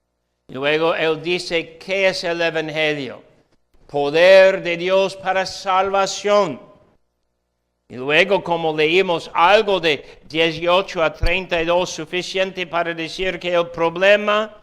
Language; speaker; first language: Spanish; non-native, fluent; English